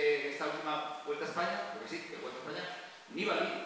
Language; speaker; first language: Spanish; native; Spanish